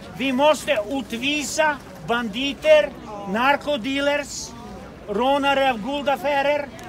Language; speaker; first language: Swedish; non-native, fluent; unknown